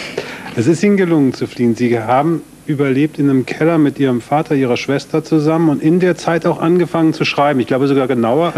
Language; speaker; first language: German; native; German